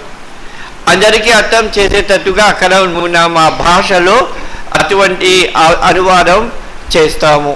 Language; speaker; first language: Telugu; early bilingual, heritage; Telugu